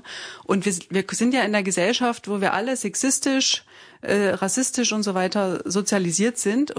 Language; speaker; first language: German; native; German